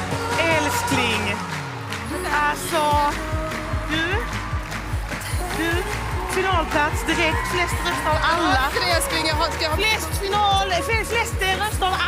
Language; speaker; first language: Swedish; native; Swedish